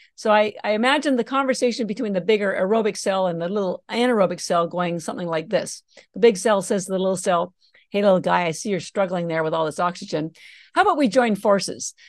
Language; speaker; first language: English; native; English